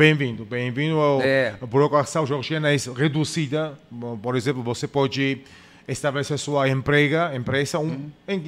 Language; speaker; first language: Portuguese; non-native, learner; Georgian